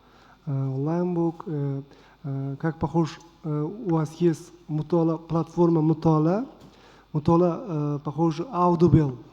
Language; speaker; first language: Russian; non-native, learner; Uzbek